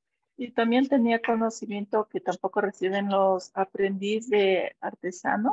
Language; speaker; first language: Spanish; native; Spanish